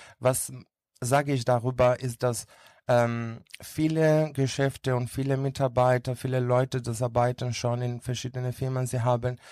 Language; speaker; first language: German; non-native, learner; Greek